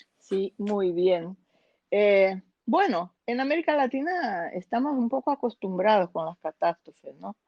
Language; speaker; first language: Spanish; non-native, fluent; Portuguese